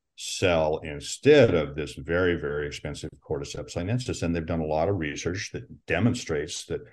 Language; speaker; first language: English; native; English